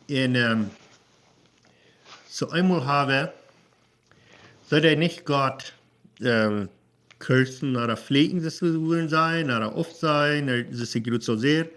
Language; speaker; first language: German; non-native, learner; Plautdietsch